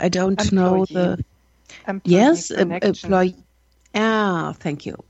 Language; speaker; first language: English; non-native, learner; German